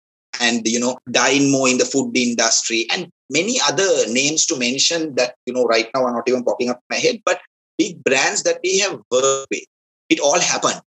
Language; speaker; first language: English; non-native, local second language; Sinhala